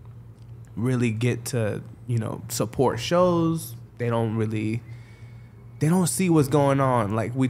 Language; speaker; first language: English; native; English